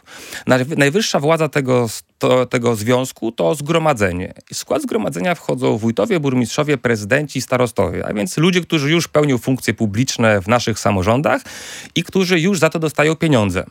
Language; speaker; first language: Polish; native; Polish